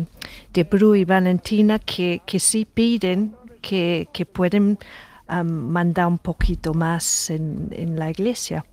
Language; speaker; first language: Spanish; non-native, fluent; English